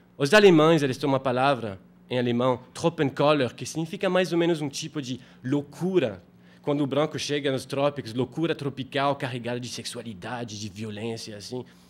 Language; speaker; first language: Portuguese; non-native, fluent; French